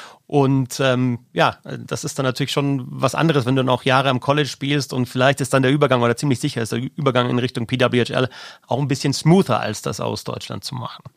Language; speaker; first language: German; native; German